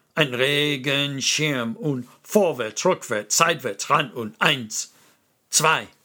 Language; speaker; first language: German; non-native, fluent; English